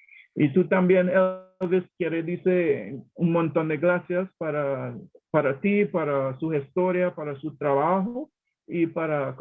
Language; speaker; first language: Spanish; non-native, learner; English